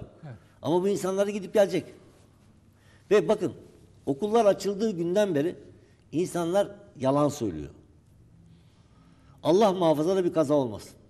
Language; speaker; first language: Turkish; native; Turkish